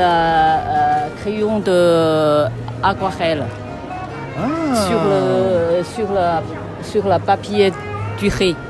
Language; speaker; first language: French; non-native, learner; Chinese